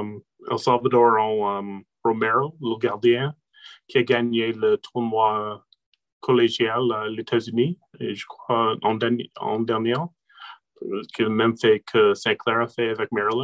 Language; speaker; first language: French; non-native, local second language; English